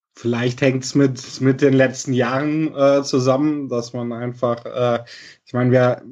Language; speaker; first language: German; native; German